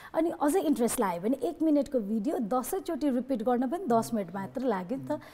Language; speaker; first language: Nepali; non-native, local second language; Newari